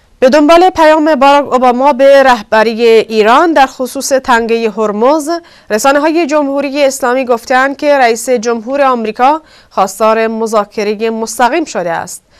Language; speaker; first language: Persian; non-native, local second language; Kurdish